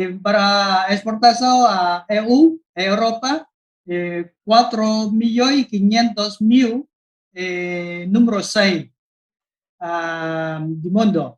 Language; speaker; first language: Spanish; non-native, learner; Vietnamese